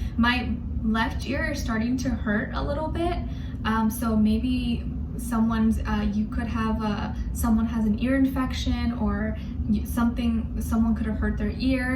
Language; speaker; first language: English; native; English